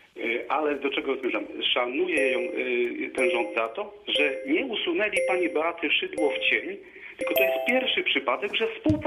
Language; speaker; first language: Polish; native; Polish